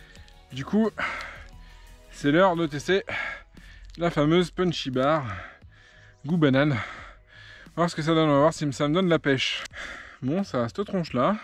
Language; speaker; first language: French; native; French